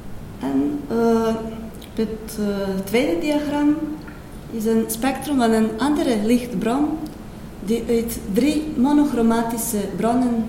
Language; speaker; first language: Dutch; non-native, fluent; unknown